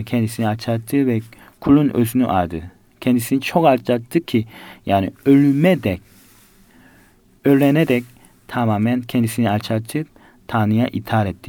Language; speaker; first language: Turkish; non-native, fluent; Korean